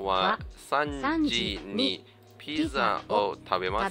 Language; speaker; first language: Japanese; non-native, learner; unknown